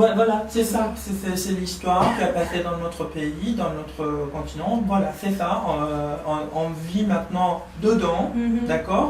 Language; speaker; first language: French; non-native, learner; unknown